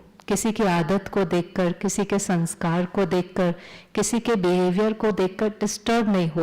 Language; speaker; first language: Hindi; native; Hindi